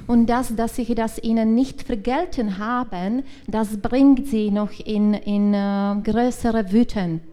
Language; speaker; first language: German; non-native, learner; Czech